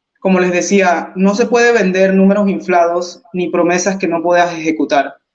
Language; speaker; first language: Spanish; early bilingual, heritage; English